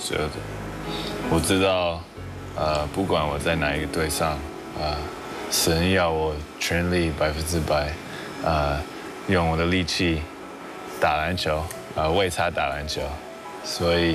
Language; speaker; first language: Chinese; early bilingual, heritage; English